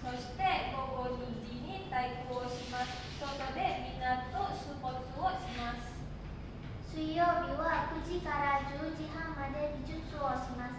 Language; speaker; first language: Japanese; non-native, learner; Indonesian